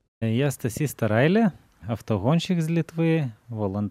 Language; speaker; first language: Ukrainian; non-native, learner; Lithuanian